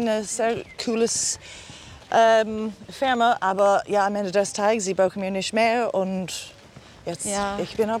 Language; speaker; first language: German; non-native, fluent; English